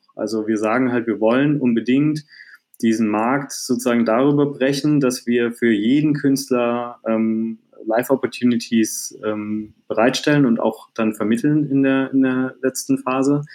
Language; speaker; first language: German; native; German